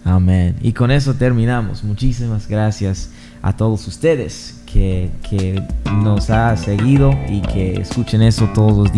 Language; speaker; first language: Spanish; non-native, fluent; English